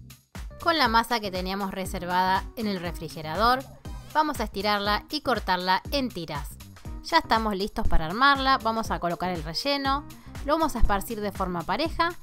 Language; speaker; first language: Spanish; native; Spanish